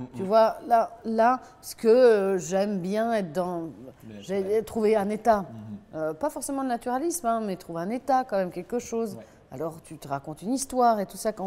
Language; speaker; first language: French; native; French